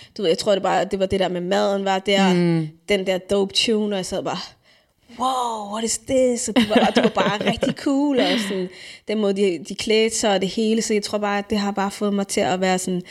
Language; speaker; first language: Danish; native; Danish